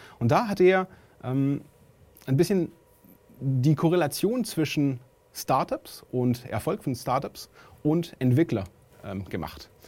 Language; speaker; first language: German; non-native, fluent; French